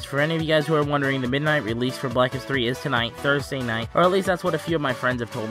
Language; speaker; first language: English; native; English